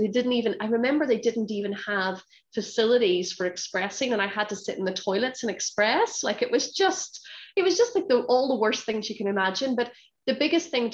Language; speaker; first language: English; native; English